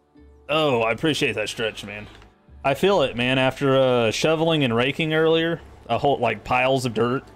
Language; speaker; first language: English; native; English